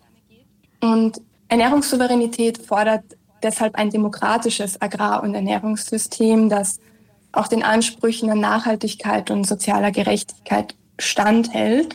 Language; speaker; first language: German; native; German